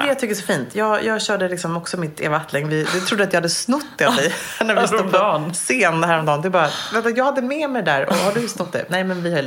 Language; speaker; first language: Swedish; native; Swedish